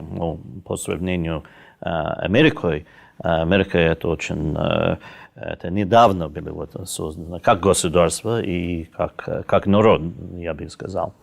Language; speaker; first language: Russian; non-native, fluent; English